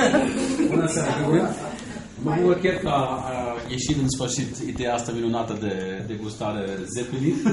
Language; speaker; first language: Romanian; non-native, fluent; German